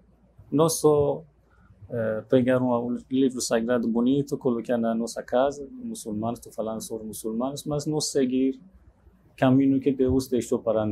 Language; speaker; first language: Portuguese; non-native, fluent; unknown